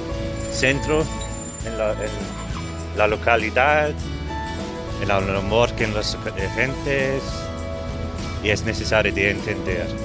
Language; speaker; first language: Spanish; non-native, learner; English